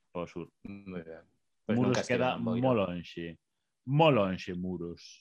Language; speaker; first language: Galician; non-native, local second language; Spanish